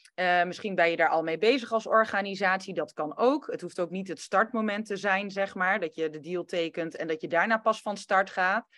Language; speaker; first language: Dutch; early bilingual, other home language; Romanian